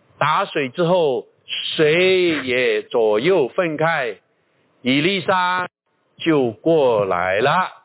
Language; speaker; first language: Chinese; non-native, local second language; Cantonese